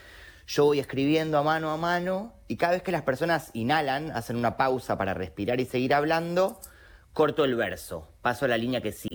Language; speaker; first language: Spanish; native; Spanish